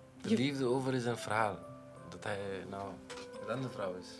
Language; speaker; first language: Dutch; non-native, learner; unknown